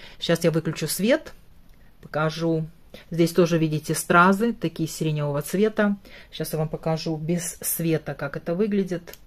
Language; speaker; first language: Russian; native; Russian